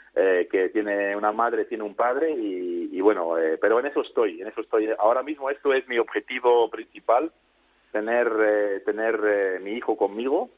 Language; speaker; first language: Spanish; non-native, fluent; Dutch